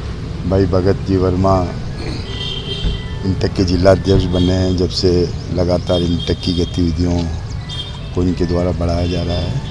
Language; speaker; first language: Hindi; native; Hindi